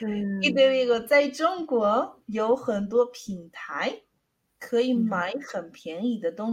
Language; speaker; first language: Chinese; non-native, learner; Spanish